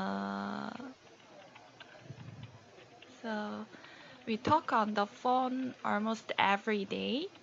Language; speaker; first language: English; non-native, learner; Korean